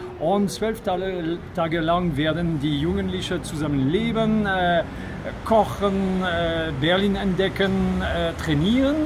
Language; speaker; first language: German; non-native, fluent; French